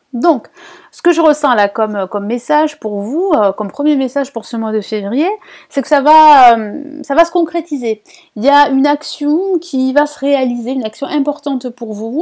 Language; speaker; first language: French; native; French